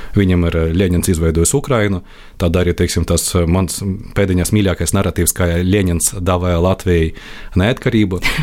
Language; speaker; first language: Latvian; non-native, local second language; Russian